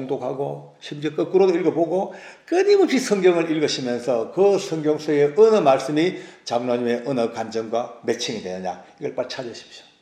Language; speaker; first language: Korean; native; Korean